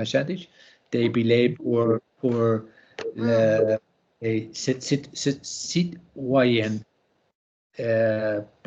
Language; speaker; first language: French; non-native, learner; English